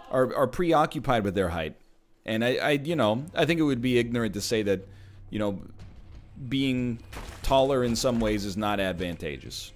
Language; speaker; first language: English; native; English